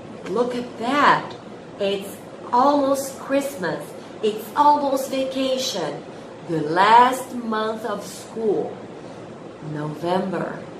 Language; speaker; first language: English; non-native, fluent; Portuguese